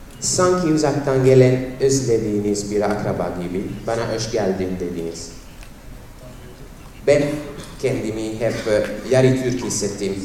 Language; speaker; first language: Turkish; non-native, fluent; Italian